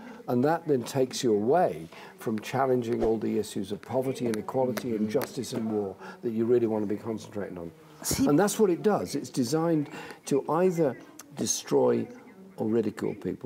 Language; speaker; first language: English; native; English